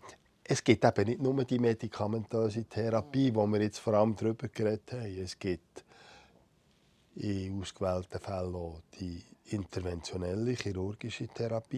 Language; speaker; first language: German; native; German